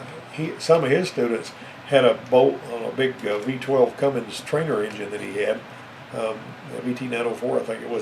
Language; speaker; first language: English; native; English